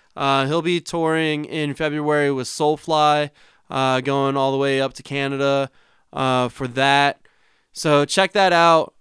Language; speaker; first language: English; native; English